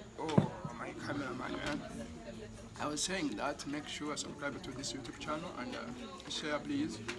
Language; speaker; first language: English; non-native, local second language; Rundi